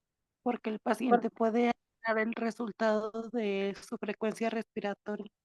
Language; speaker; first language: Spanish; native; Spanish